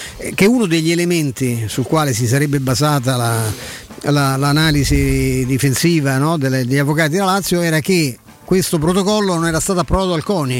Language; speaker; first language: Italian; native; Italian